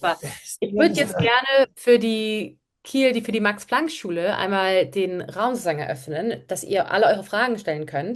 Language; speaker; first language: German; native; German